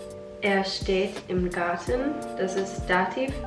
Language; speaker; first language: German; non-native, learner; English